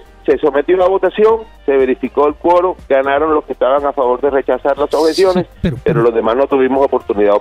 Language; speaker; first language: Spanish; native; Spanish